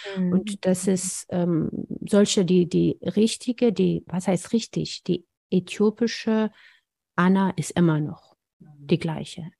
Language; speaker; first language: German; non-native, fluent; Amharic